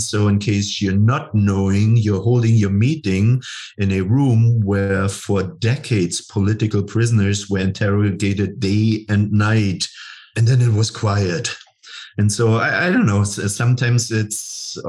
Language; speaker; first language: English; non-native, fluent; German